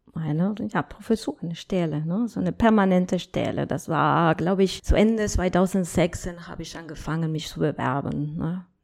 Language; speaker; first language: German; non-native, fluent; Spanish